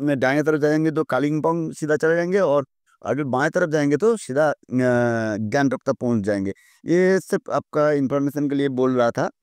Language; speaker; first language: Hindi; non-native, local second language; Bangla